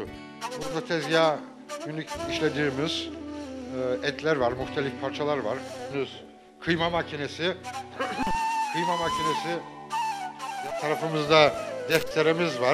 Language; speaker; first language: Turkish; native; Turkish